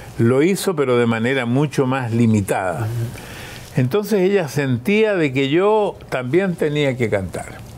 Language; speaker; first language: Spanish; early bilingual, other home language; German